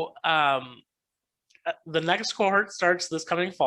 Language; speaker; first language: English; native; English